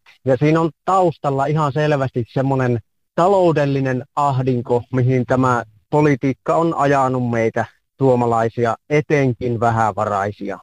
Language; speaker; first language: Finnish; native; Finnish